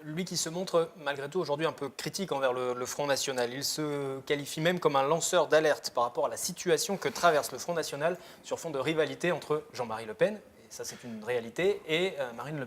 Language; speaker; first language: French; native; French